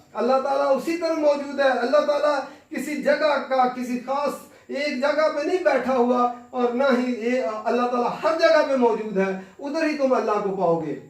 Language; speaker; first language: Urdu; native; Urdu